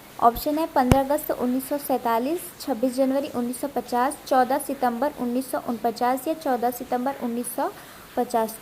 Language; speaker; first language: Hindi; native; Hindi